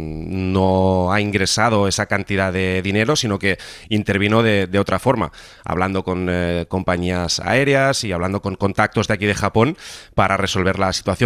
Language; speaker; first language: Spanish; native; Spanish